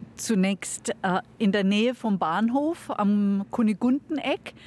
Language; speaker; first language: German; native; German